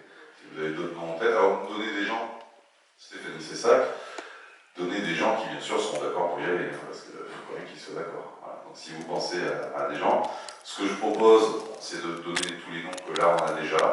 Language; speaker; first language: French; native; French